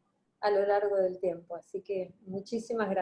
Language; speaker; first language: Spanish; native; Spanish